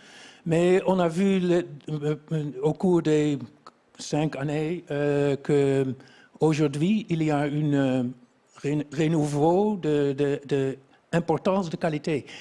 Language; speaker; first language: French; non-native, fluent; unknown